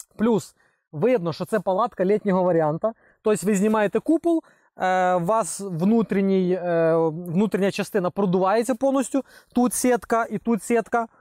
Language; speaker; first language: Ukrainian; non-native, local second language; Russian